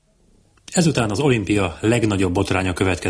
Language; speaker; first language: Hungarian; native; Hungarian